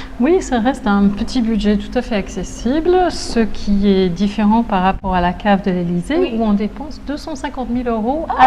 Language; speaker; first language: French; native; French